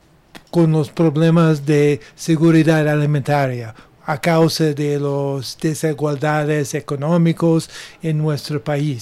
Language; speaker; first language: Spanish; non-native, learner; English